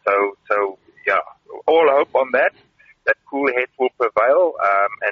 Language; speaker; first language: English; non-native, local second language; Afrikaans